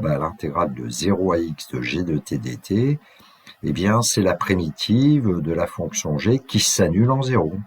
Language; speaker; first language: French; native; French